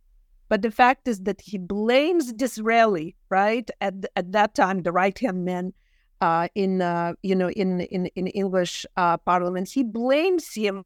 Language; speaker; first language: English; non-native, fluent; Russian